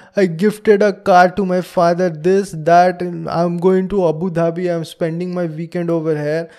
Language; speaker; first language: English; non-native, local second language; Hindi